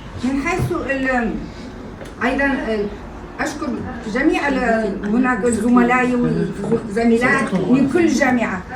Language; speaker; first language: Arabic; non-native, fluent; Kazakh